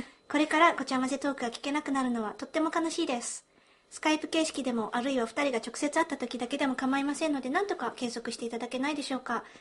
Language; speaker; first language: Japanese; early bilingual, heritage; Japanese